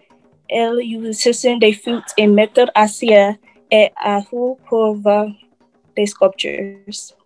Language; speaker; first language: French; non-native, learner; English